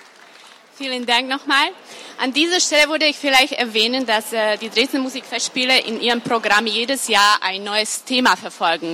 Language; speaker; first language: German; non-native, fluent; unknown